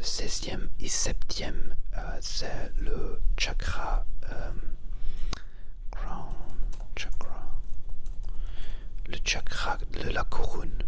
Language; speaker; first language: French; non-native, learner; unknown